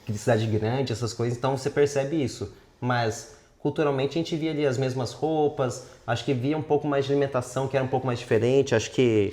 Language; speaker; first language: Portuguese; native; Portuguese